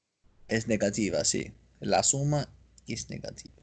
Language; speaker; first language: Spanish; non-native, learner; English